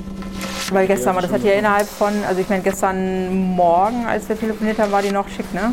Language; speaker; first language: German; native; German